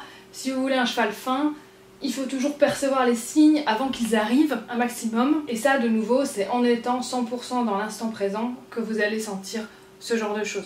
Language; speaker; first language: French; native; French